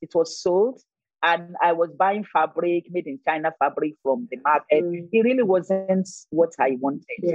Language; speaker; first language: English; non-native, local second language; Yoruba